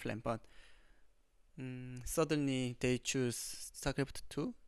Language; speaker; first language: English; non-native, learner; Korean